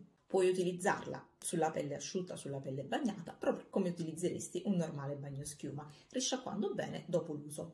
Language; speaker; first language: Italian; native; Italian